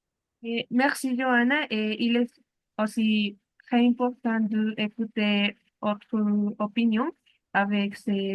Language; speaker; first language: French; non-native, learner; Spanish